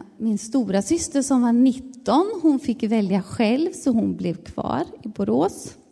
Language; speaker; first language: Swedish; native; Swedish